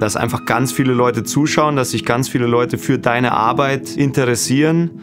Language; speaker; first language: German; native; German